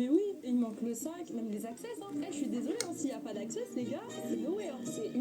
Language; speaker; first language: French; native; French